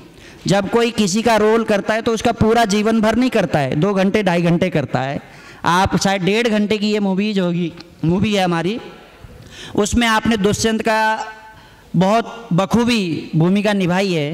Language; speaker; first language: Hindi; native; Hindi